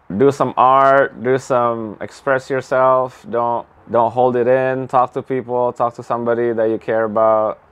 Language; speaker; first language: English; early bilingual, other home language; Indonesian